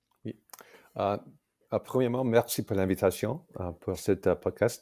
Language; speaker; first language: French; non-native, fluent; English